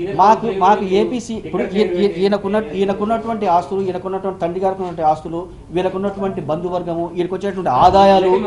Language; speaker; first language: Telugu; native; Telugu